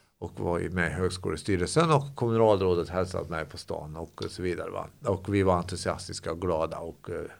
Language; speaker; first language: Swedish; native; Swedish